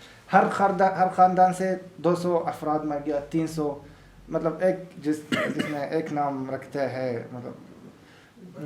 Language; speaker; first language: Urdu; non-native, learner; Arabic